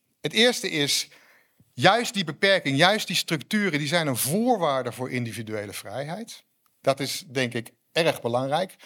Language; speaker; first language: Dutch; native; Dutch